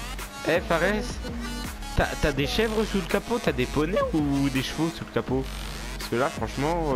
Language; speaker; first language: French; native; French